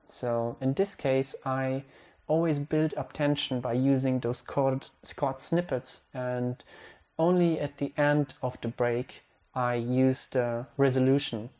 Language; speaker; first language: English; non-native, fluent; Hungarian